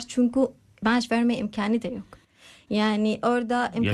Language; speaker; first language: Turkish; non-native, learner; Arabic